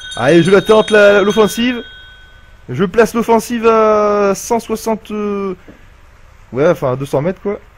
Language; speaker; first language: French; native; French